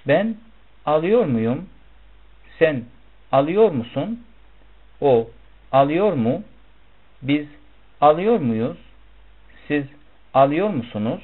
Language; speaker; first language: Turkish; non-native, fluent; Persian